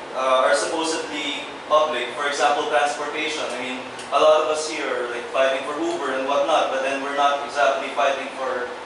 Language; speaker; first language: English; non-native, local second language; Filipino